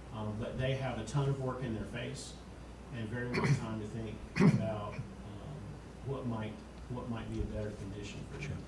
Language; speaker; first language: English; native; English